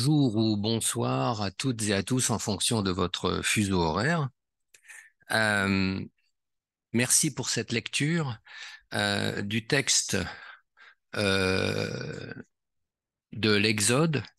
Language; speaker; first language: French; native; French